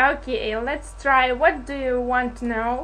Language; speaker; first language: English; non-native, learner; Russian